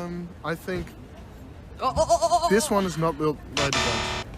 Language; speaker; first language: English; non-native, learner; Dutch